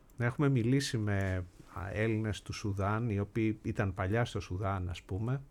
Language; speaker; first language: Greek; native; Greek